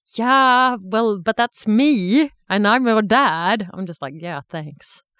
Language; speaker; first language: English; non-native, fluent; Swedish